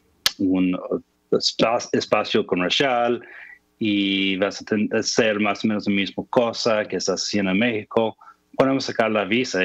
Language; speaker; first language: Spanish; non-native, fluent; English